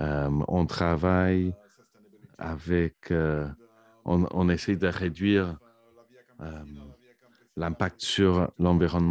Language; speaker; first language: French; non-native, fluent; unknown